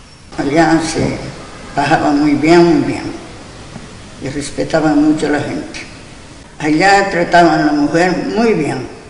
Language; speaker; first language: Spanish; non-native, local second language; Galician